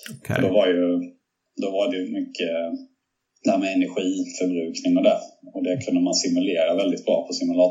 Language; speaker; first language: Swedish; native; Swedish